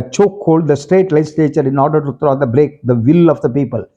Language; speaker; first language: English; non-native, local second language; Kannada